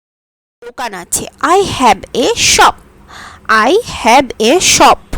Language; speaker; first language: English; non-native, fluent; Bangla